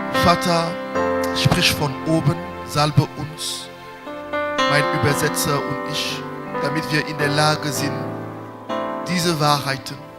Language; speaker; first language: German; non-native, fluent; French